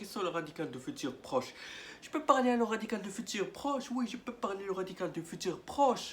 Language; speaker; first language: French; non-native, learner; Arabic